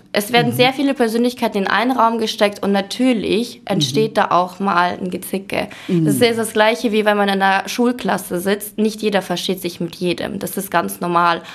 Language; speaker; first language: German; early bilingual, other home language; Ukrainian